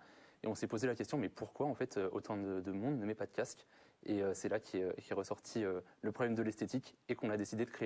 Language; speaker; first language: French; native; French